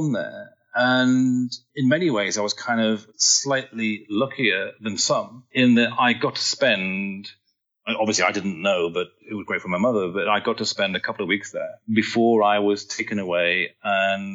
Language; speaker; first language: English; native; English